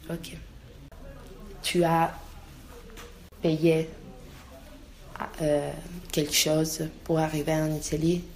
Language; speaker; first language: French; non-native, learner; Italian